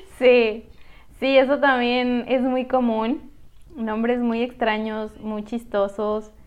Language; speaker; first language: Spanish; native; Spanish